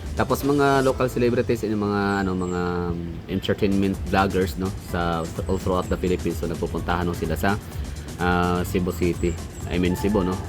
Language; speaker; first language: Filipino; native; Filipino